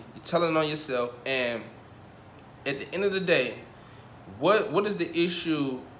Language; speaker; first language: English; native; English